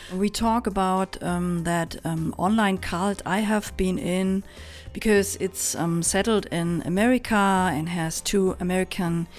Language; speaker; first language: English; non-native, fluent; German